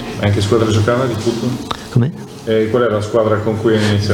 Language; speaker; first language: Italian; native; Italian